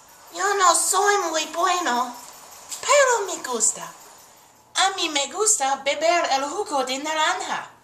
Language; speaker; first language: Spanish; non-native, learner; English